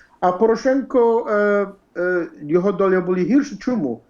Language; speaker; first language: Ukrainian; early bilingual, heritage; Ukrainian